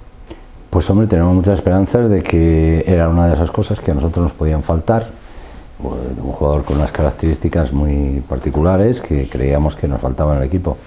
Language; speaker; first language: Spanish; native; Spanish